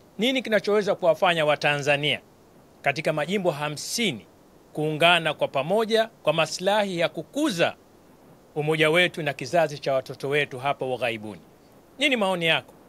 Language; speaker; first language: Swahili; native; Swahili